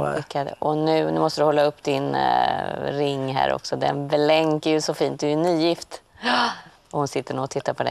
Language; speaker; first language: Swedish; native; Swedish